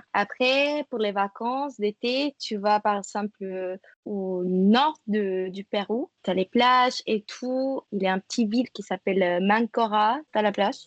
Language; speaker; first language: French; non-native, fluent; Spanish